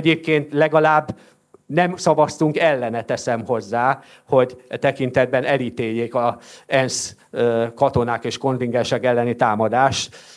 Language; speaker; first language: Hungarian; native; Hungarian